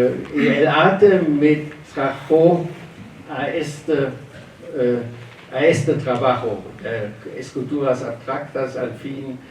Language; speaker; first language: Spanish; non-native, learner; German